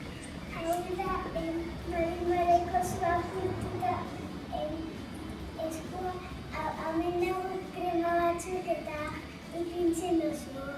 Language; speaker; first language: Basque; non-native, local second language; Spanish